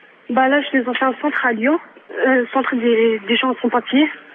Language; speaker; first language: French; non-native, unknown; Arabic